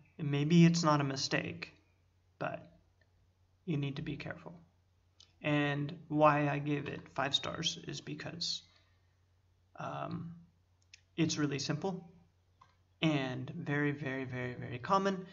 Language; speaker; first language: English; native; English